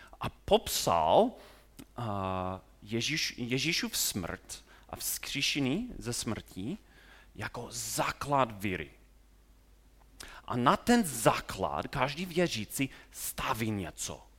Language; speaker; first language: Czech; non-native, fluent; English